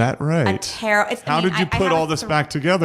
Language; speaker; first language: English; native; English